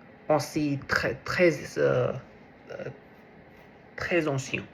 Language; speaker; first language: French; non-native, learner; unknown